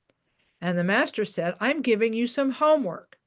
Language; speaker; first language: English; native; English